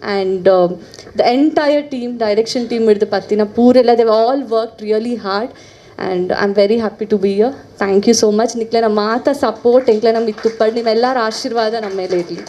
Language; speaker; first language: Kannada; non-native, local second language; Tulu